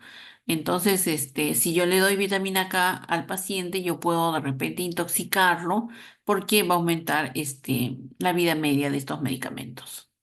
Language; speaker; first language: Spanish; native; Spanish